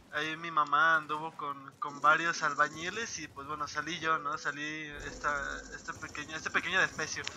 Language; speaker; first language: Spanish; native; Spanish